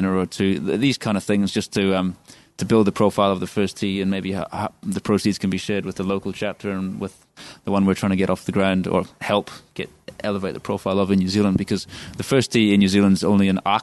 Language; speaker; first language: English; native; English